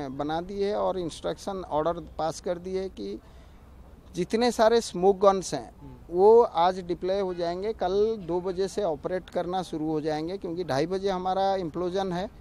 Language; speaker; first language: Hindi; non-native, local second language; Odia